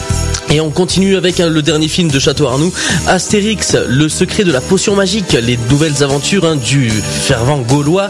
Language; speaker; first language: French; native; French